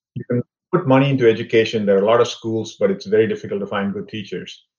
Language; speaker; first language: English; non-native, local second language; Tamil